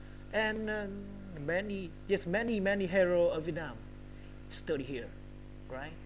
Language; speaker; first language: English; non-native, learner; Vietnamese